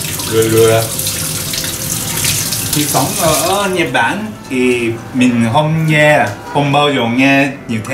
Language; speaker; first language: Vietnamese; non-native, learner; Japanese